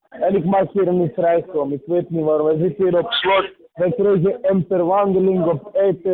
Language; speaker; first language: Dutch; early bilingual, other home language; Serbian